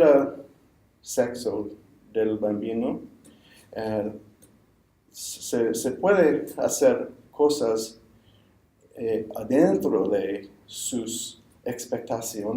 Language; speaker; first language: Spanish; non-native, fluent; English